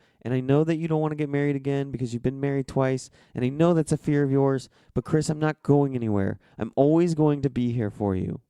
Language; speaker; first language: English; native; English